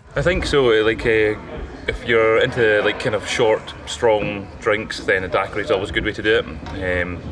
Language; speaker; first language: English; native; English